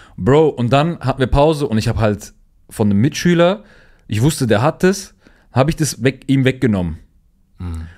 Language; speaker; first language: German; early bilingual, other home language; Turkish